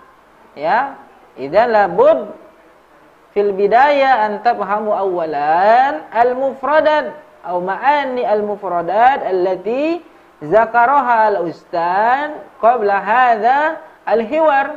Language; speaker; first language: Arabic; non-native, learner; Indonesian